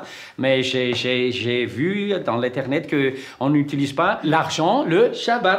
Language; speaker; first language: French; non-native, local second language; Malagasy